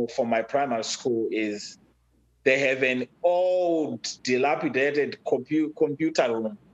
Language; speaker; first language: English; non-native, local second language; Shona